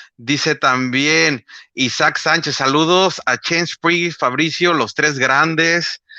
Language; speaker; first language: Spanish; native; Spanish